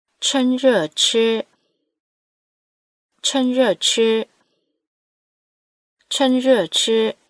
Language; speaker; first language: Chinese; non-native, fluent; Korean